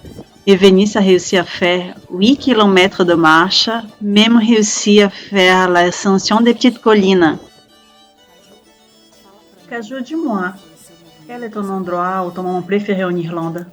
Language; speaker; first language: French; non-native, fluent; Portuguese